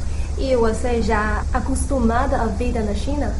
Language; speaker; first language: Portuguese; non-native, fluent; Chinese